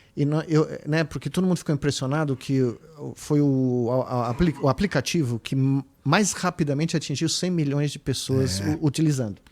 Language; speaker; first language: Portuguese; native; Portuguese